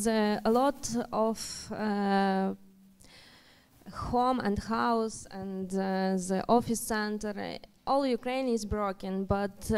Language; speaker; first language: English; non-native, learner; Ukrainian